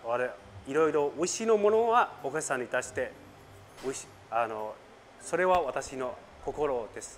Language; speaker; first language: Japanese; non-native, learner; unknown